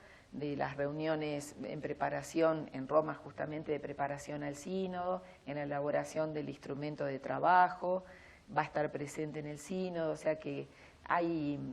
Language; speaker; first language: Spanish; native; Spanish